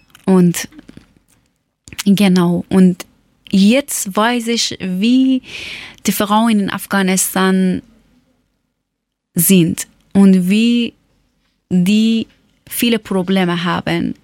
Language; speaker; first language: German; non-native, learner; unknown